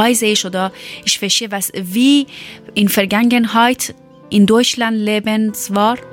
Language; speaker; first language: German; non-native, learner; Persian